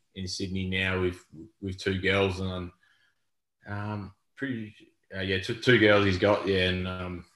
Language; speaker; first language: English; native; English